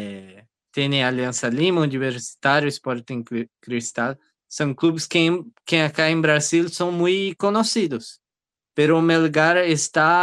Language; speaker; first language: Spanish; non-native, learner; Portuguese